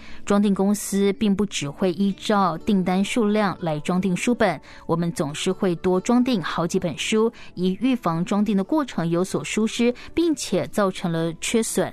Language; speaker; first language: Chinese; native; Chinese